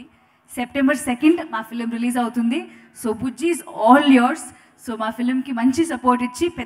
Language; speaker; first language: Telugu; non-native, fluent; Tamil